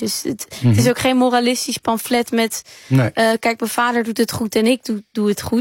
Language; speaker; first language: Dutch; native; Dutch